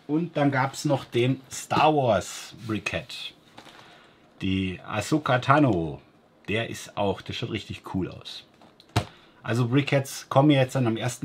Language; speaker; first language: German; native; German